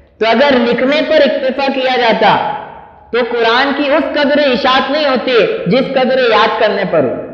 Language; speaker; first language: Urdu; native; Urdu